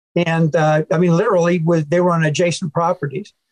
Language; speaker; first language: English; native; English